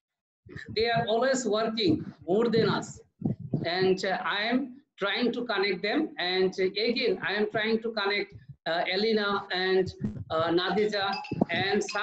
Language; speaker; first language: English; non-native, learner; Bangla